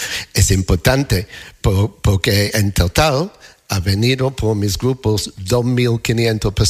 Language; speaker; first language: Spanish; non-native, learner; English